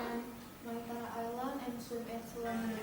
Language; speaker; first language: English; non-native, learner; Indonesian